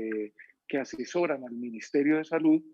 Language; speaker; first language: Spanish; native; Spanish